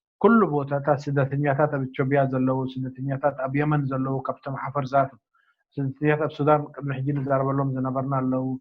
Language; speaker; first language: Tigrinya; non-native, local second language; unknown